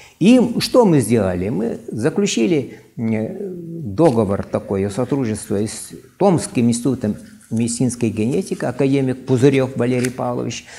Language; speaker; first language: Russian; non-native, local second language; Yakut